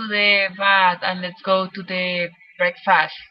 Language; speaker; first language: English; non-native, learner; Spanish